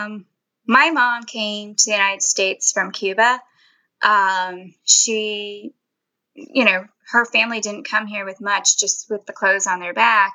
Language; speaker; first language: English; early bilingual, other home language; Spanish